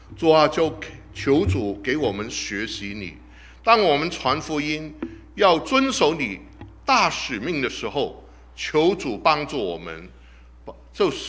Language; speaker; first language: Chinese; non-native, local second language; Cantonese